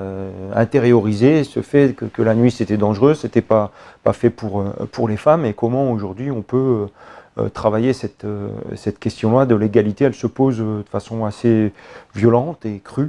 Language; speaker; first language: French; native; French